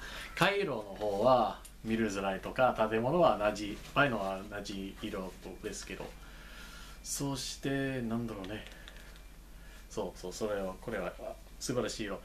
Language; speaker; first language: Japanese; non-native, learner; English